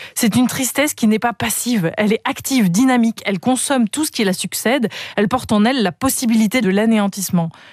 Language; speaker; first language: French; native; French